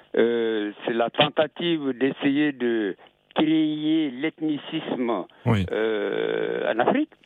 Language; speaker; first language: French; non-native, local second language; Bambara